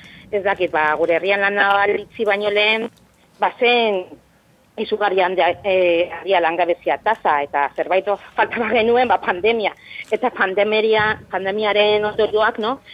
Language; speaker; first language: Basque; non-native, local second language; Spanish